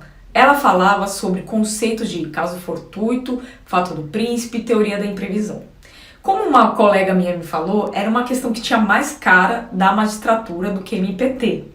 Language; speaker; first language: Portuguese; native; Portuguese